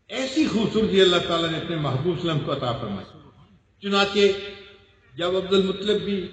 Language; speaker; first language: Urdu; non-native, local second language; Punjabi